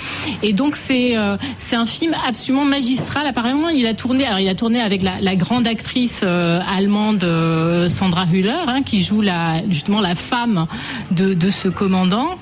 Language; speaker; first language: French; native; French